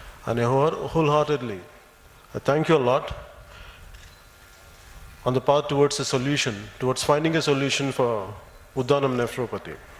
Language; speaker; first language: English; non-native, local second language; Telugu